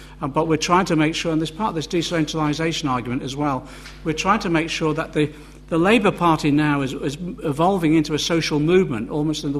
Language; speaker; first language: English; native; English